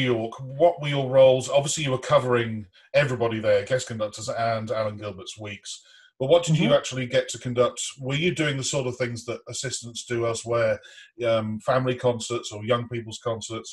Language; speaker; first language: English; native; English